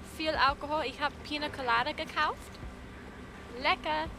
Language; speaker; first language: German; non-native, learner; English